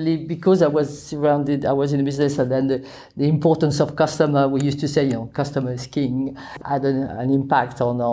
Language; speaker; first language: English; non-native, fluent; French